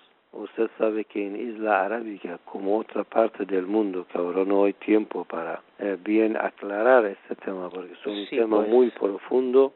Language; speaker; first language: Spanish; non-native, fluent; Persian